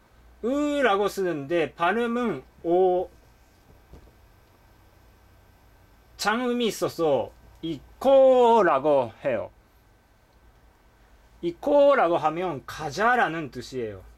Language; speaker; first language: Korean; non-native, fluent; Japanese